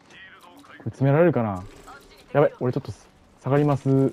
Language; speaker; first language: Japanese; native; Japanese